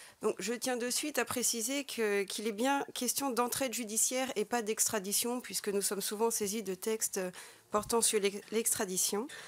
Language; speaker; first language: French; native; French